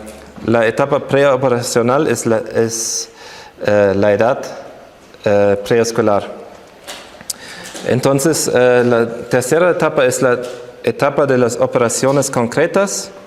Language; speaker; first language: Spanish; non-native, fluent; German